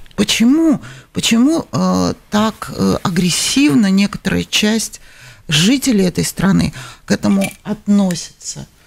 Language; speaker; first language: Russian; native; Russian